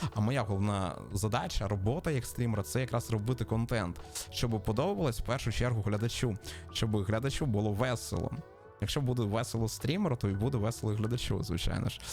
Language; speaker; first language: Ukrainian; native; Ukrainian